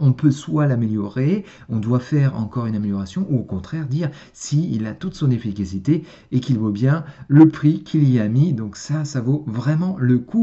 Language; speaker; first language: French; native; French